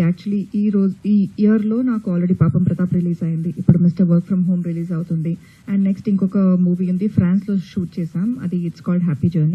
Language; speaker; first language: Telugu; non-native, fluent; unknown